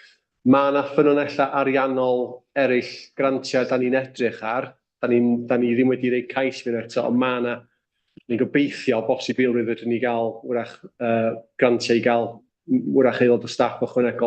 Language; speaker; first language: Welsh; native; Welsh